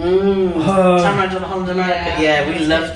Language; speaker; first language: English; native; English